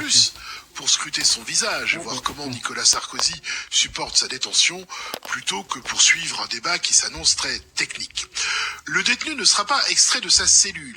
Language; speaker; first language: French; native; French